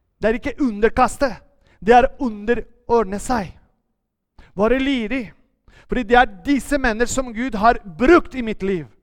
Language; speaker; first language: Norwegian; non-native, fluent; Spanish